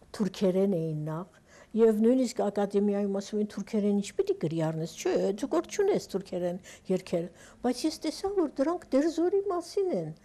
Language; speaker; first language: Armenian; early bilingual, heritage; Armenian